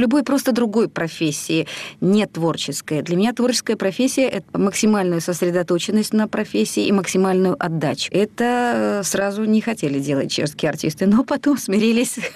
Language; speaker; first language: Russian; native; Russian